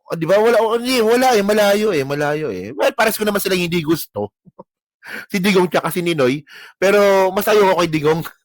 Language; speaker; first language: Filipino; non-native, local second language; Hiligaynon